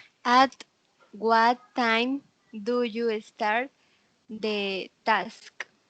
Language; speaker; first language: English; non-native, learner; Spanish